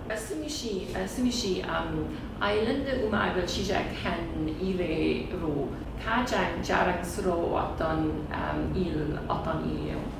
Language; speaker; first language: Korean; non-native, learner; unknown